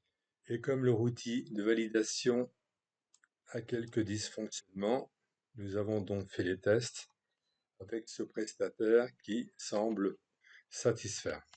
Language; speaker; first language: French; native; French